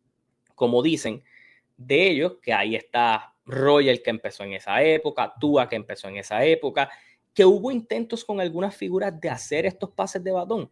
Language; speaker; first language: Spanish; native; Spanish